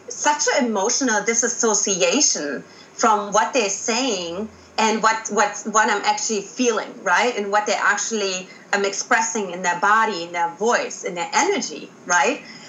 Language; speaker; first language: English; non-native, fluent; German